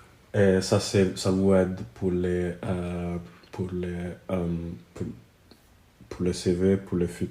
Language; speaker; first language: French; non-native, learner; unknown